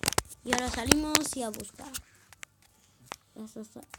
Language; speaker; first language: Spanish; native; Spanish